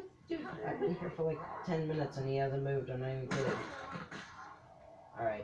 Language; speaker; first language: English; native; English